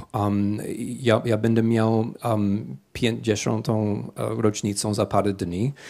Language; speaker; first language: Polish; non-native, fluent; English